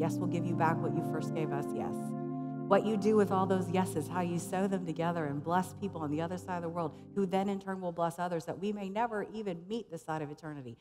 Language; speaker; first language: English; native; English